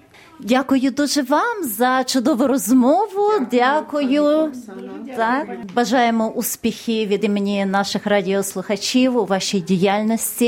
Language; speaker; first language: Ukrainian; native; Ukrainian